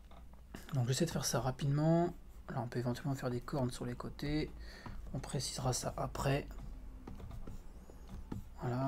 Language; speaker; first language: French; native; French